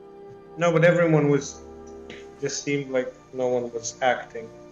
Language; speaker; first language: English; non-native, fluent; Romanian